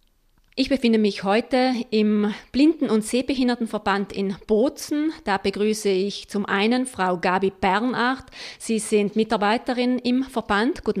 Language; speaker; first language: German; native; German